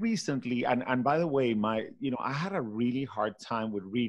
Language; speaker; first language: English; non-native, fluent; Spanish